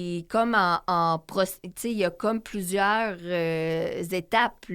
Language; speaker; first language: French; native; French